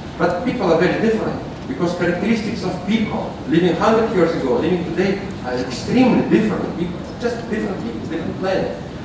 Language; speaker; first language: English; non-native, fluent; Russian